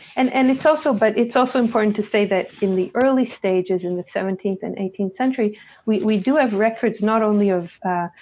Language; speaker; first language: English; early bilingual, other home language; Hebrew